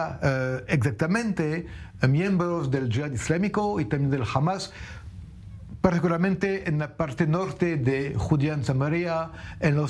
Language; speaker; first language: Spanish; non-native, fluent; French